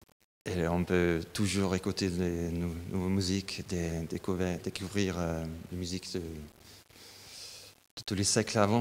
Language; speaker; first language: French; non-native, fluent; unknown